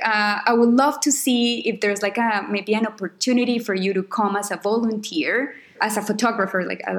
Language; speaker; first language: English; non-native, fluent; Spanish